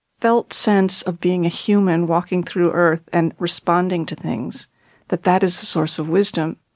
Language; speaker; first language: English; native; English